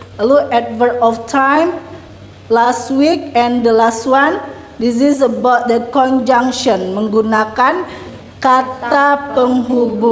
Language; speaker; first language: English; non-native, learner; Indonesian